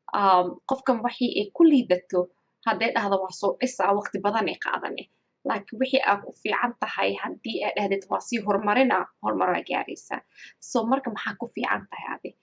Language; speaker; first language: Somali; early bilingual, heritage; Somali